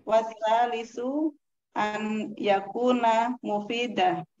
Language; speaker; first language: Arabic; non-native, learner; Indonesian